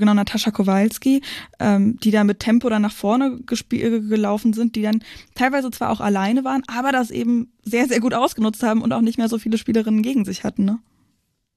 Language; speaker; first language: German; native; German